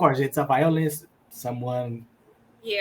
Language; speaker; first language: English; non-native, learner; Portuguese